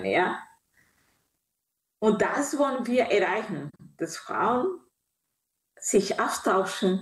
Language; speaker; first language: German; non-native, fluent; Kinyarwanda